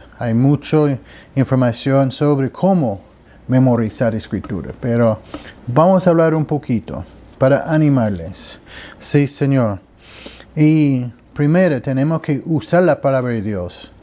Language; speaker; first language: Spanish; non-native, learner; English